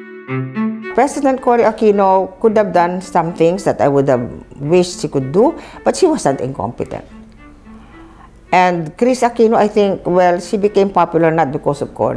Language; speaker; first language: English; non-native, local second language; Filipino